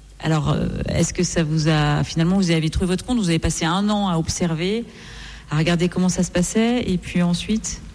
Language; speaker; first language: French; native; French